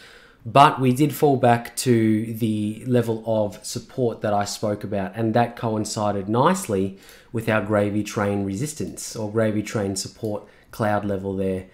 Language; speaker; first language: English; native; English